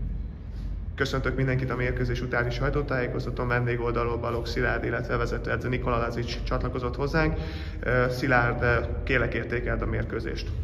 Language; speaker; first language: Hungarian; native; Hungarian